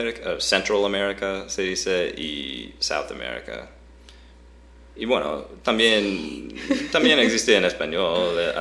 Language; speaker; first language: Spanish; non-native, fluent; English